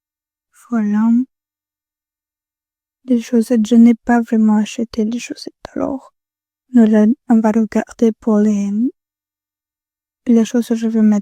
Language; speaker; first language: French; non-native, learner; Spanish